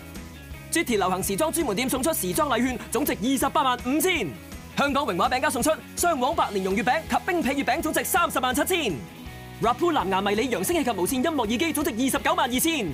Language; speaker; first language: Chinese; non-native, local second language; Cantonese